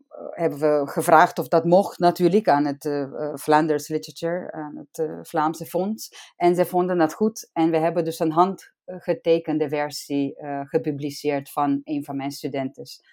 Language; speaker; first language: Dutch; non-native, fluent; Romanian